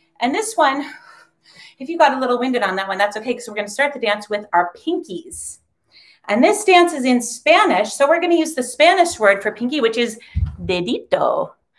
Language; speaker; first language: English; native; English